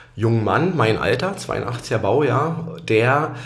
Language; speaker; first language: German; native; German